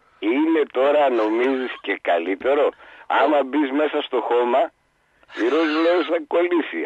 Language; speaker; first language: Greek; native; Greek